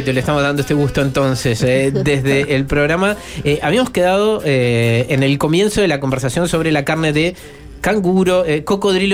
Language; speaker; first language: Spanish; native; Spanish